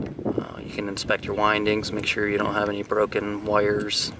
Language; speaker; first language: English; native; English